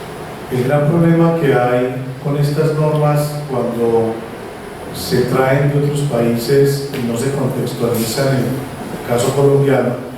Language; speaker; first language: Spanish; native; Spanish